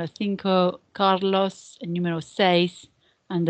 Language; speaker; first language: Spanish; non-native, fluent; English